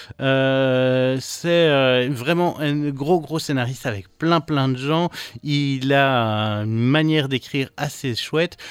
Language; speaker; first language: French; native; French